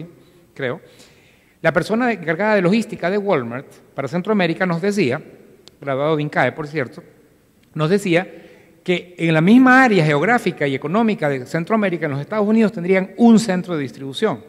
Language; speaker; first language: Spanish; native; Spanish